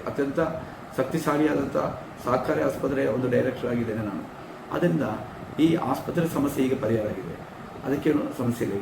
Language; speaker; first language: Kannada; non-native, local second language; Tulu